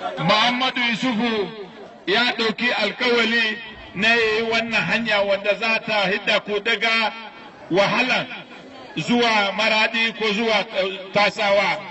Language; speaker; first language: Hausa; non-native, local second language; Arabic